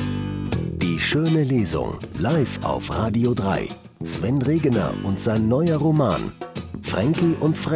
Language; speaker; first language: German; native; German